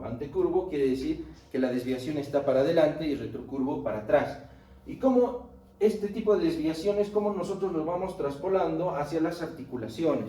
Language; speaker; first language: Spanish; native; Spanish